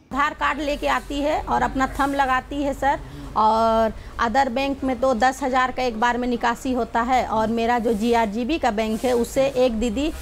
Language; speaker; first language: Hindi; native; Hindi